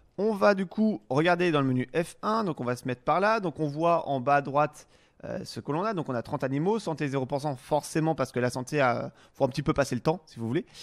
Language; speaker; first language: French; native; French